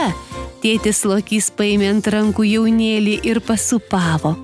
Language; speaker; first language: Lithuanian; native; Lithuanian